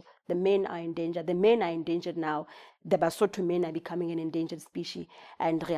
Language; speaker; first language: English; non-native, local second language; Southern Sotho